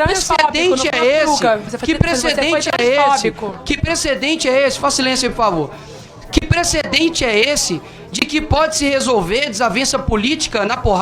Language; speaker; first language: Portuguese; native; Portuguese